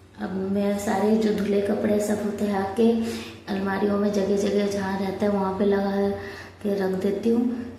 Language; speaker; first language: Hindi; non-native, local second language; Bangla